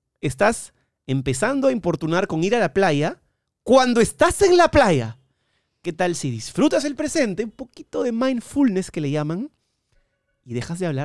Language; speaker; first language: Spanish; native; Spanish